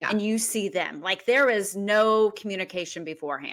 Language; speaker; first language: English; native; English